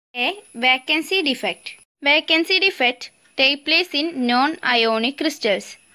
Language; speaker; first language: English; non-native, local second language; Malayalam